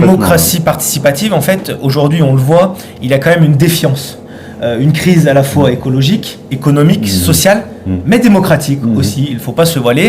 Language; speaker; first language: French; native; French